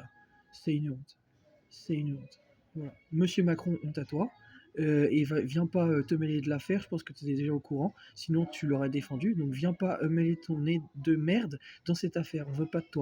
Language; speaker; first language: French; native; French